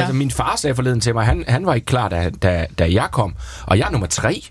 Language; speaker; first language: Danish; native; Danish